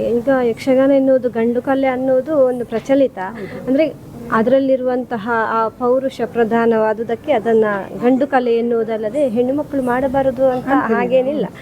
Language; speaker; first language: Kannada; non-native, local second language; Tulu